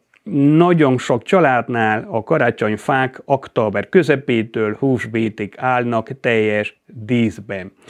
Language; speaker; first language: Hungarian; non-native, fluent; Spanish